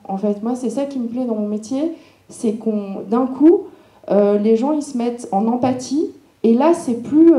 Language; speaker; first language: French; early bilingual, other home language; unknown